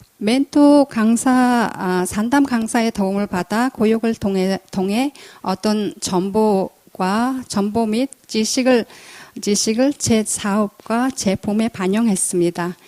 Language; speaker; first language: Korean; non-native, fluent; Mongolian